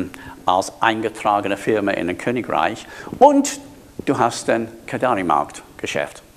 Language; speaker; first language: German; non-native, fluent; English